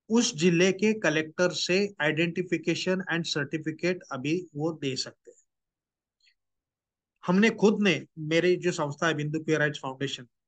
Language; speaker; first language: Hindi; non-native, local second language; Marathi